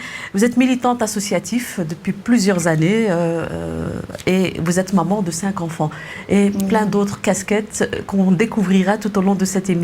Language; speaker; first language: French; native; French